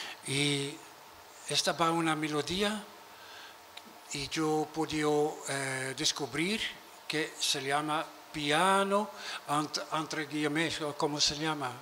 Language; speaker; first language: Spanish; non-native, learner; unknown